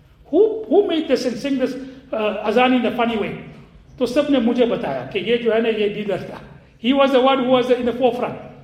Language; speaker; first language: English; native; English